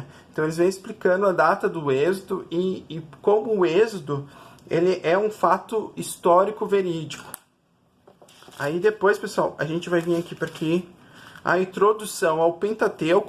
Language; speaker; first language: Portuguese; native; Portuguese